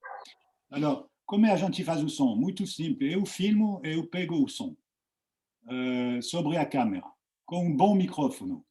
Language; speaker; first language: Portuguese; non-native, fluent; French